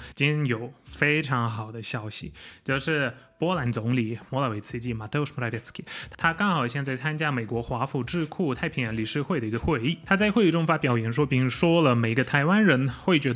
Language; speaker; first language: Chinese; non-native, fluent; Polish